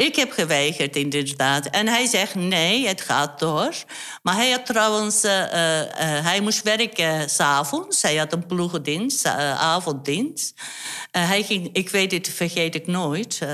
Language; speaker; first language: Dutch; non-native, fluent; Turkish